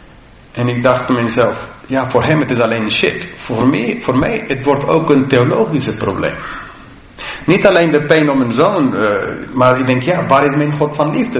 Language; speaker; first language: Dutch; non-native, fluent; English